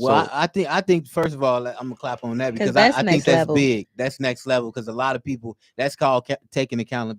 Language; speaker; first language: English; native; English